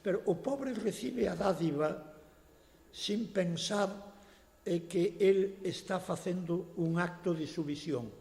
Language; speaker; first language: Spanish; non-native, local second language; Galician